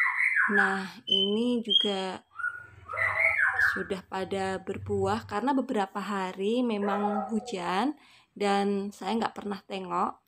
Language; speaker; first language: Indonesian; native; Indonesian